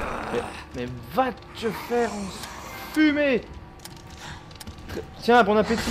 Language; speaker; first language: French; native; French